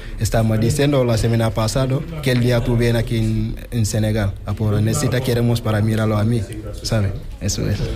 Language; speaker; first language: Spanish; non-native, learner; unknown